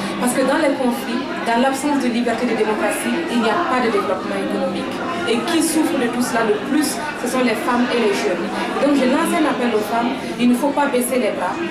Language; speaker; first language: French; non-native, local second language; Mossi